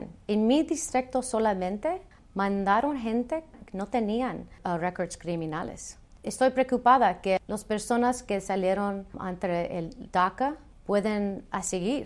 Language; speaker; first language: Spanish; early bilingual, heritage; Spanish